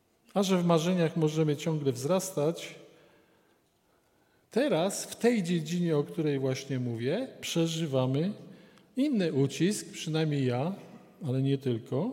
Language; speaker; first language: Polish; native; Polish